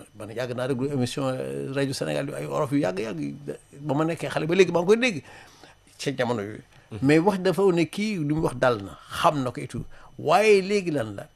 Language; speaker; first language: Wolof; non-native, local second language; Serer